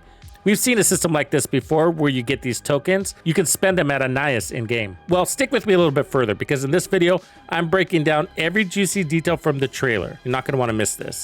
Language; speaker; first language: English; native; English